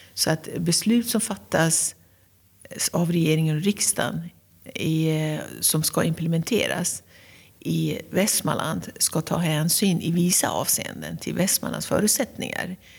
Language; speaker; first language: Swedish; non-native, fluent; Persian